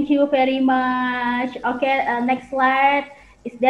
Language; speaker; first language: English; non-native, fluent; Indonesian